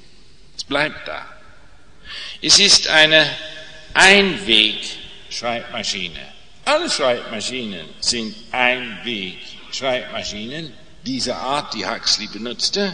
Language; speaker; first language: German; non-native, fluent; English